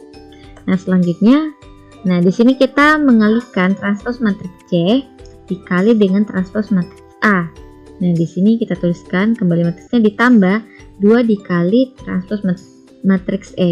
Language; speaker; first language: Indonesian; native; Indonesian